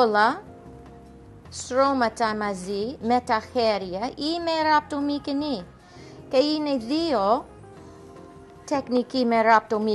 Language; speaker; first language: Greek; non-native, learner; English